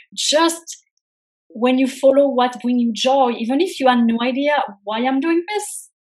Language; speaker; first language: English; non-native, fluent; French